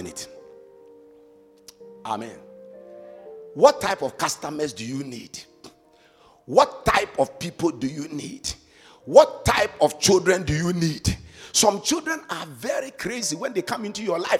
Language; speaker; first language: English; non-native, local second language; Akan